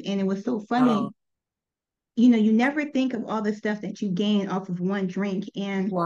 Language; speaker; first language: English; native; English